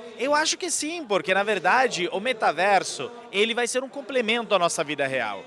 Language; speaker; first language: Portuguese; non-native, fluent; Italian